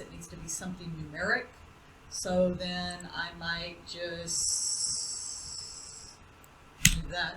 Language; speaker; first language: English; native; English